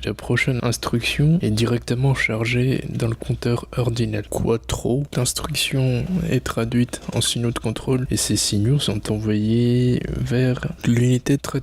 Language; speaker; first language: French; native; French